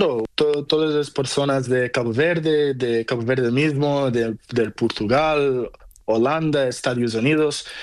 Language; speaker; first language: Spanish; non-native, learner; Portuguese